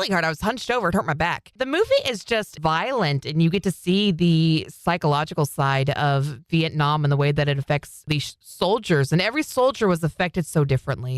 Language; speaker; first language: English; native; English